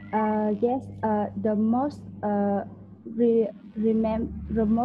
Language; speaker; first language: English; non-native, learner; Vietnamese